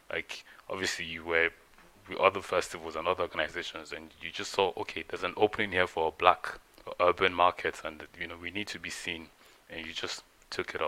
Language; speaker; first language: English; non-native, local second language; Yoruba